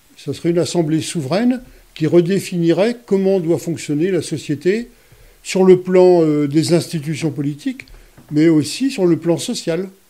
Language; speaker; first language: French; native; French